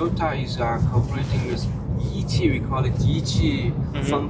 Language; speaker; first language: English; non-native, fluent; Chinese